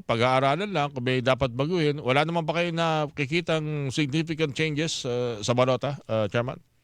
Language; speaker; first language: Filipino; native; Filipino